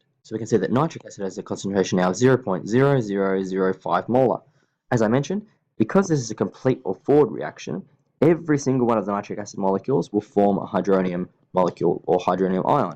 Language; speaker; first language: English; native; English